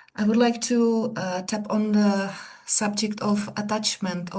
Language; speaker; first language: English; non-native, fluent; Czech